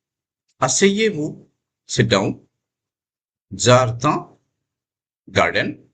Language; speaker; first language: French; non-native, fluent; Hindi